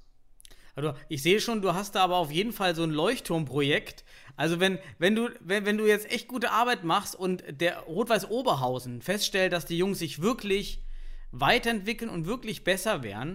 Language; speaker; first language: German; native; German